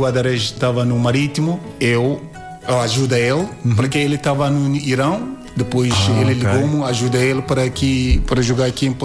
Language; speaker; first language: Portuguese; non-native, learner; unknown